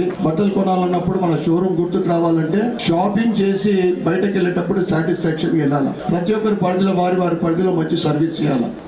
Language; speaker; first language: Telugu; native; Telugu